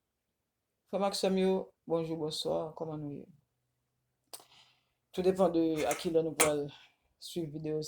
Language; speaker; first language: French; non-native, local second language; Haitian Creole